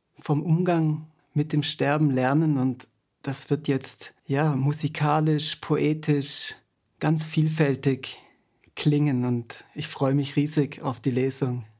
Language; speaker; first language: German; native; German